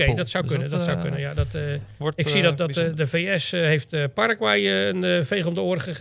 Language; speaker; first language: Dutch; native; Dutch